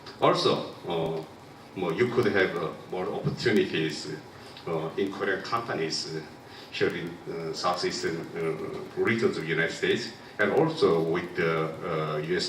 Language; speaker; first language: English; non-native, local second language; Korean